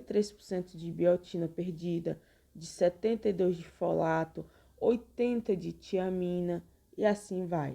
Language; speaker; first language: Portuguese; native; Portuguese